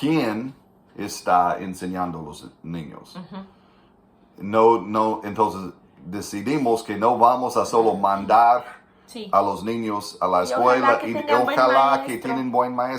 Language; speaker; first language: Spanish; non-native, fluent; English